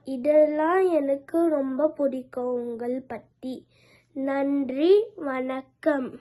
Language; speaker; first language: Tamil; early bilingual, heritage; Tamil